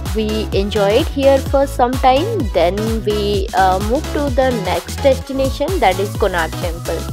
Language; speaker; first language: English; non-native, local second language; Odia